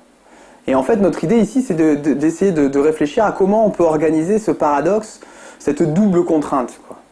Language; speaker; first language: French; native; French